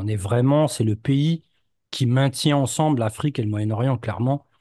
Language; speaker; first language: French; native; French